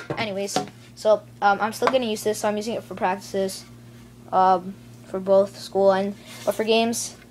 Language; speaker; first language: English; native; English